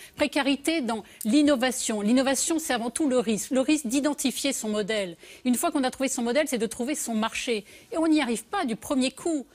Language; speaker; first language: French; native; French